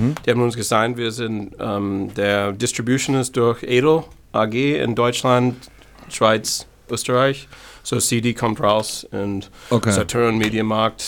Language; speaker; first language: German; non-native, fluent; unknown